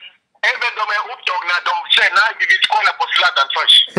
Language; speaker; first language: Swedish; non-native, fluent; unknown